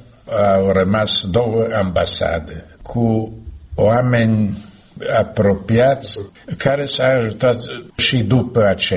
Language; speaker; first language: Romanian; non-native, learner; Slovak